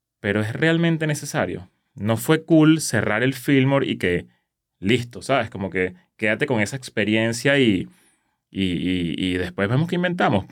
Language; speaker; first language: Spanish; native; Spanish